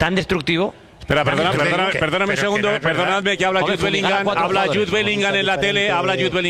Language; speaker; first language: Spanish; native; Spanish